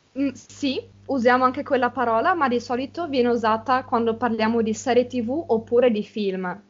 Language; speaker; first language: Italian; native; Italian